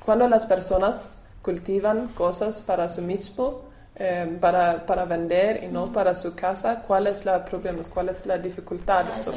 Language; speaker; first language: Spanish; non-native, learner; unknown